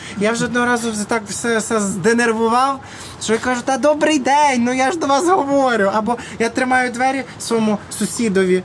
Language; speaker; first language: Ukrainian; native; Ukrainian